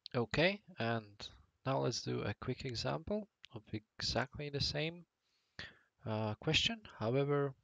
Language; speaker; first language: English; non-native, fluent; Latvian